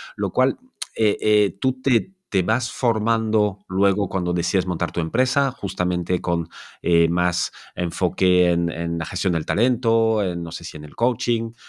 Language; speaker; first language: Spanish; non-native, fluent; French